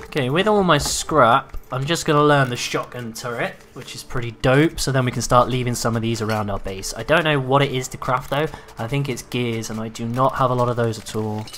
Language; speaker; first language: English; native; English